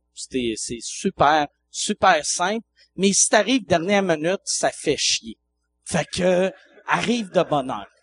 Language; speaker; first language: French; native; French